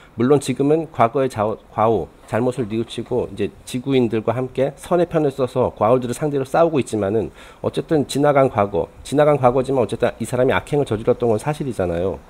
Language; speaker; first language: Korean; native; Korean